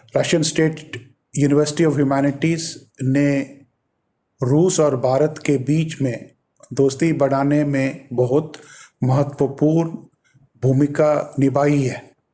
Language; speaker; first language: Hindi; non-native, fluent; Russian